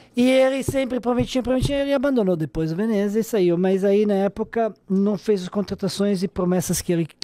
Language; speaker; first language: Portuguese; non-native, fluent; Serbian